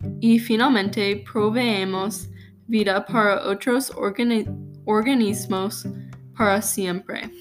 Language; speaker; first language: Spanish; non-native, learner; English